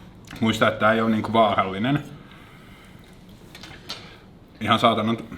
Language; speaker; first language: Finnish; native; Finnish